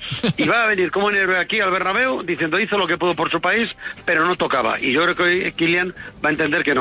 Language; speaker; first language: Spanish; native; Spanish